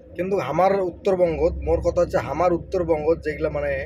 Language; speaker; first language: Bangla; non-native, local second language; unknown